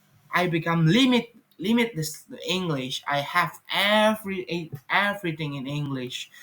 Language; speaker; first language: English; non-native, fluent; Indonesian